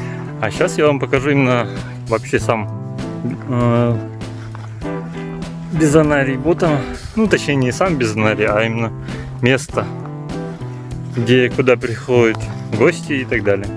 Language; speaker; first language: Russian; native; Russian